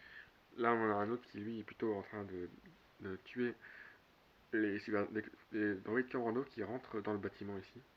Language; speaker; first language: French; native; French